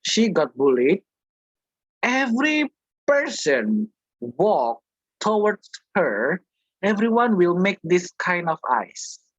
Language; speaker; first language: English; non-native, fluent; Indonesian